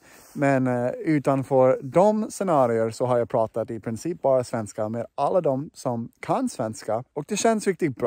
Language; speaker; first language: Swedish; non-native, fluent; English